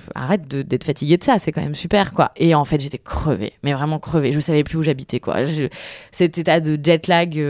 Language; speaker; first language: French; native; French